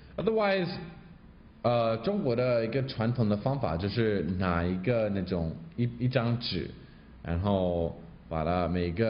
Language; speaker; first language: Chinese; non-native, fluent; English